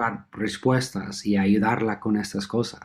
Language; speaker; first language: Spanish; non-native, fluent; English